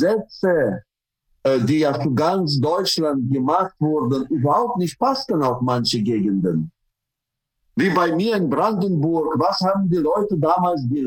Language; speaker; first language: German; non-native, fluent; Russian